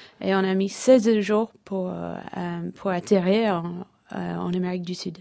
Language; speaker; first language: French; non-native, fluent; English